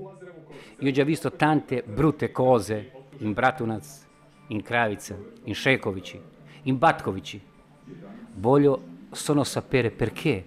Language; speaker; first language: Italian; non-native, learner; Bosnian